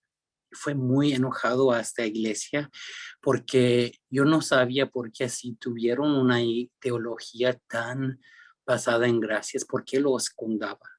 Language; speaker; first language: Spanish; early bilingual, heritage; Spanish